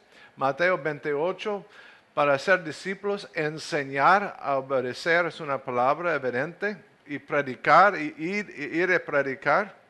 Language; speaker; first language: Spanish; non-native, fluent; English